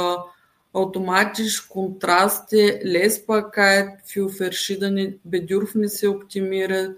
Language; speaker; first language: German; non-native, fluent; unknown